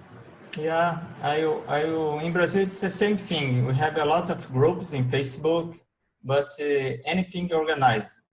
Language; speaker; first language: English; non-native, learner; Portuguese